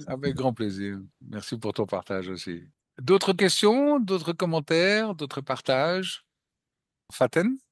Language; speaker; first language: French; native; French